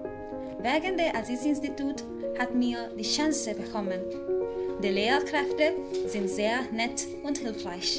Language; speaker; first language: German; non-native, learner; Malayalam